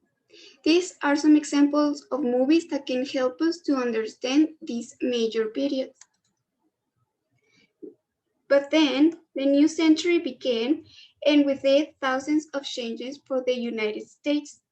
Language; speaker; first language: English; non-native, learner; Spanish